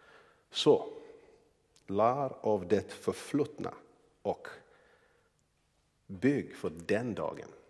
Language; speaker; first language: Swedish; non-native, fluent; English